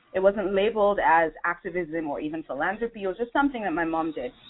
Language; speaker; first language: English; non-native, local second language; Yoruba